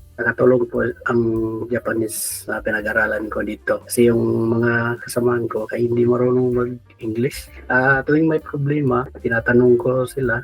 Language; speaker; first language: Filipino; non-native, local second language; Cebuano